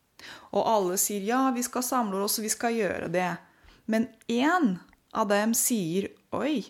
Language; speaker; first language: Norwegian; non-native, fluent; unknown